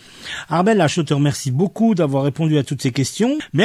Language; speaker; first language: French; native; French